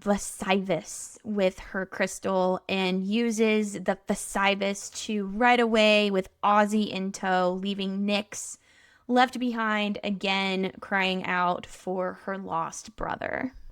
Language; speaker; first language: English; native; English